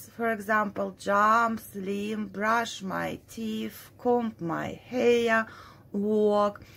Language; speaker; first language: English; non-native, fluent; Russian